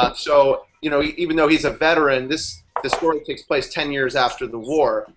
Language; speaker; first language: English; native; English